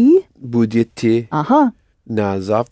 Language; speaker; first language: Russian; non-native, learner; English